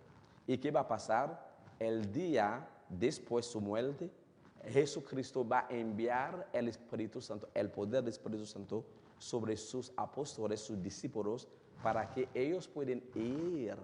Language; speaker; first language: Spanish; non-native, fluent; Haitian Creole